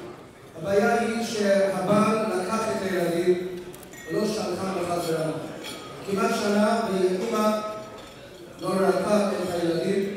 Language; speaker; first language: Hebrew; non-native, fluent; English